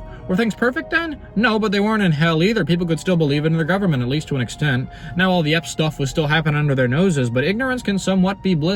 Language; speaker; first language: English; native; English